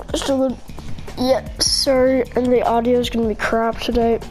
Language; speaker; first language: English; native; English